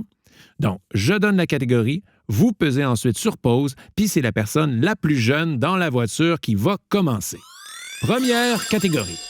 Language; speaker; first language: French; native; French